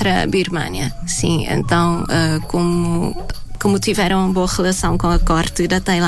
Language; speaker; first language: Portuguese; non-native, fluent; Thai